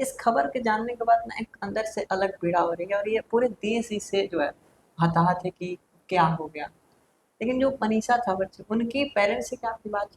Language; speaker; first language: Hindi; native; Hindi